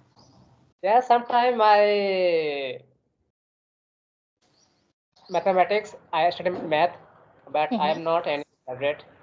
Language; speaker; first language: English; non-native, learner; Hindi